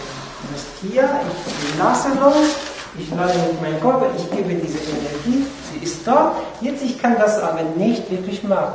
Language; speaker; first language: German; non-native, fluent; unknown